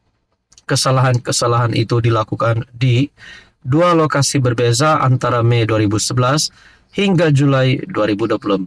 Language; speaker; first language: Malay; native; Malay